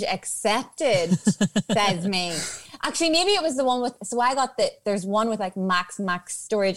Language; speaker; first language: English; native; English